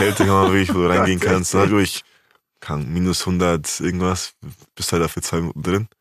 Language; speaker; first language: German; native; German